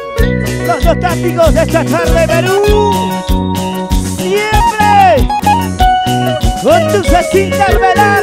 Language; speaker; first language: Spanish; native; Spanish